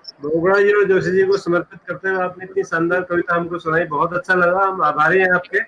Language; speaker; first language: Hindi; native; Hindi